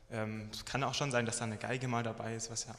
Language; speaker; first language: German; native; German